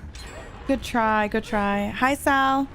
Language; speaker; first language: English; early bilingual, heritage; Spanish